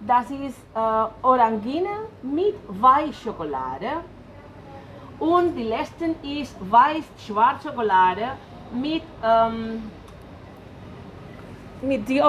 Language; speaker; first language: German; non-native, learner; Spanish